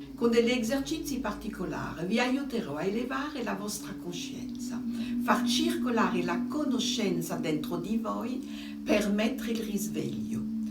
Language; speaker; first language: Italian; non-native, fluent; French